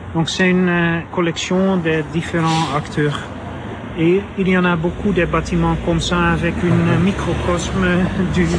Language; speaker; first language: French; non-native, fluent; Dutch